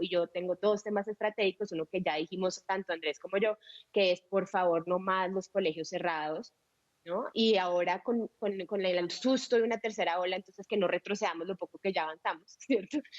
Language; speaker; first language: Spanish; native; Spanish